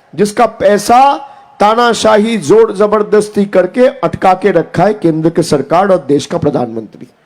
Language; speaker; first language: Hindi; non-native, local second language; Bangla